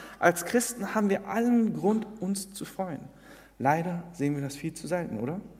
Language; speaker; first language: German; early bilingual, other home language; Korean